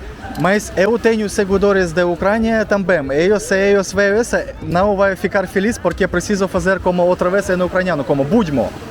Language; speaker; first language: Portuguese; non-native, learner; Russian